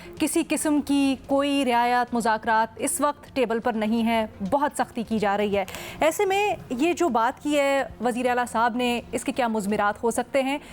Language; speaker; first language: Urdu; native; Urdu